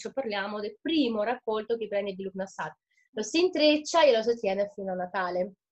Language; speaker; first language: Italian; non-native, fluent; Ukrainian